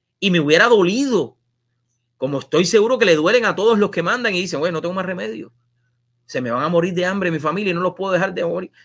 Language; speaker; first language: Spanish; native; Spanish